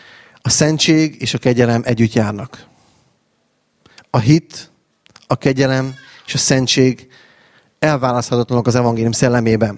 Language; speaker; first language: Hungarian; native; Hungarian